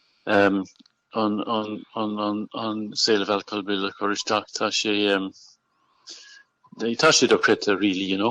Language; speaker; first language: Irish; non-native, local second language; English